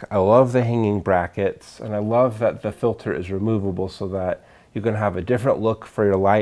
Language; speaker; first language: English; native; English